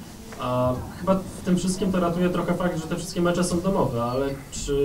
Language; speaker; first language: Polish; native; Polish